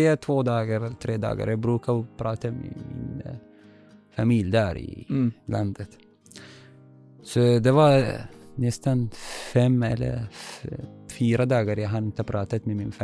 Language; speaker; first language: Swedish; non-native, learner; Arabic